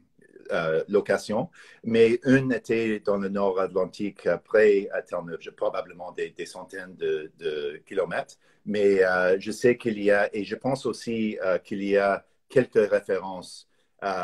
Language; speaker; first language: French; non-native, fluent; English